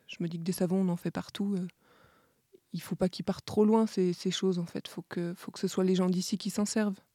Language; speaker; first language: French; native; French